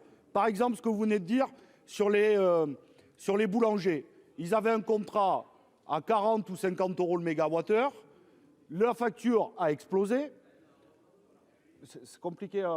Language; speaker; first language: French; native; French